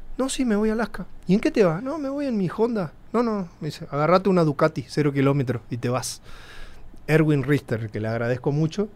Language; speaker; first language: Spanish; native; Spanish